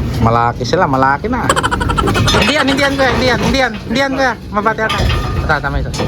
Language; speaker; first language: Filipino; native; Filipino